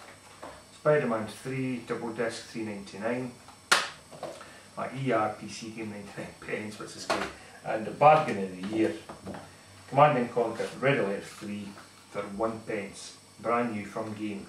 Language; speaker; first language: English; native; English